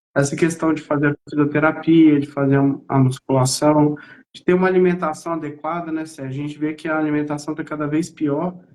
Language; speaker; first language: Portuguese; native; Portuguese